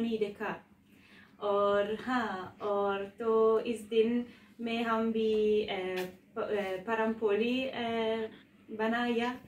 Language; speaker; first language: Hindi; non-native, learner; Italian